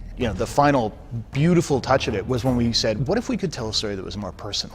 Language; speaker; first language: English; native; English